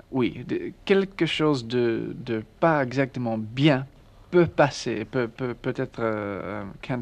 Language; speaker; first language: French; non-native, learner; English